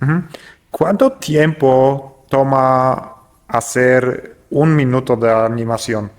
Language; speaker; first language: Spanish; non-native, fluent; Polish